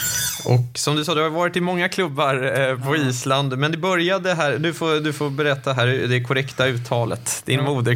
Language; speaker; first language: Swedish; native; Swedish